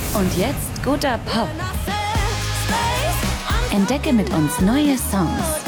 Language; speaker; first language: German; native; German